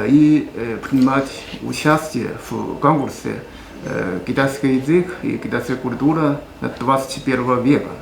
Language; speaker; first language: Russian; non-native, learner; Chinese